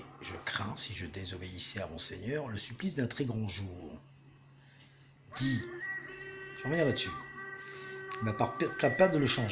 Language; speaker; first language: French; native; French